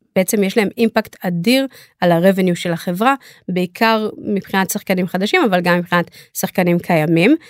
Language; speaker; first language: Hebrew; native; Hebrew